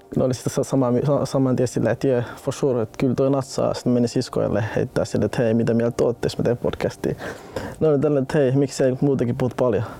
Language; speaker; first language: Finnish; early bilingual, other home language; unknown